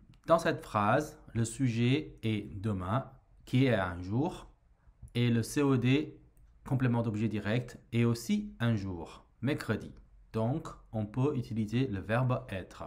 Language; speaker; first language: French; non-native, fluent; Chinese